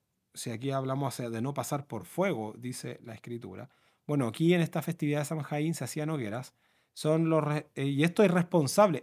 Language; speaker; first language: Spanish; native; Spanish